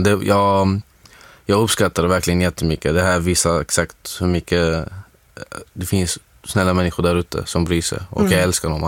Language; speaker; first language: Swedish; non-native, fluent; Arabic